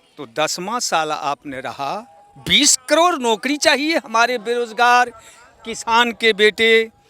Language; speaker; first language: Hindi; native; Hindi